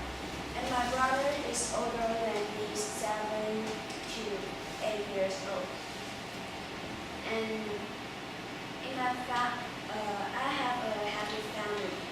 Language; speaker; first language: English; non-native, learner; Chinese